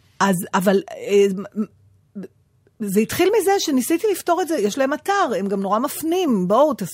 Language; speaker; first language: Hebrew; native; Hebrew